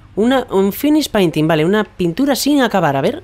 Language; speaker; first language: Spanish; native; Spanish